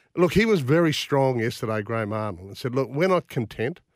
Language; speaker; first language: English; native; English